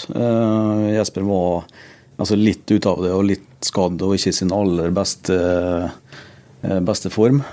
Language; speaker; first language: Norwegian; native; Norwegian